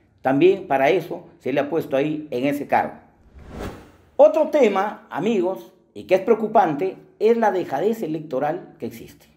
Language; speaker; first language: Spanish; native; Spanish